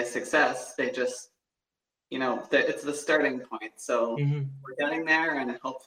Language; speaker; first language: English; native; English